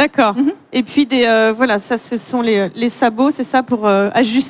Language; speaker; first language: French; native; French